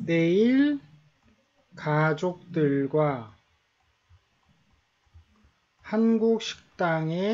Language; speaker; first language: Korean; native; Korean